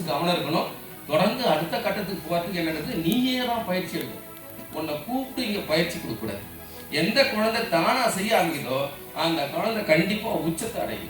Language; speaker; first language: Tamil; native; Tamil